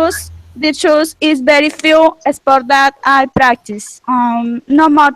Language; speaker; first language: English; non-native, learner; Spanish